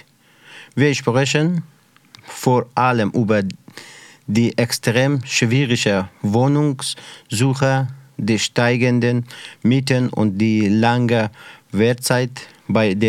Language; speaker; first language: German; non-native, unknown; Persian